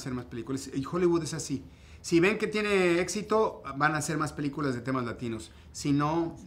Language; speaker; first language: Spanish; native; Spanish